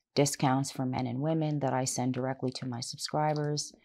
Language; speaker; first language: English; native; English